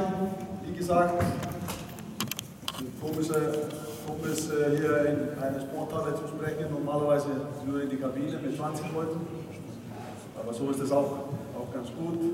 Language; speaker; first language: German; non-native, fluent; Icelandic